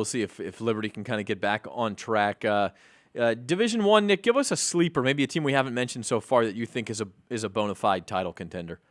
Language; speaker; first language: English; native; English